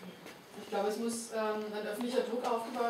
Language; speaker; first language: German; native; German